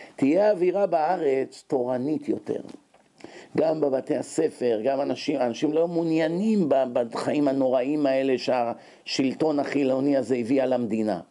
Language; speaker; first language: Hebrew; native; Hebrew